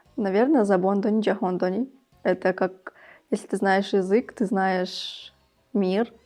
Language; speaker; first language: Russian; early bilingual, other home language; Tajik